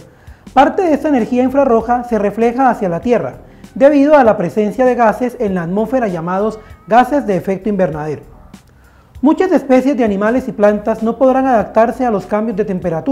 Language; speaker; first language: Spanish; native; Spanish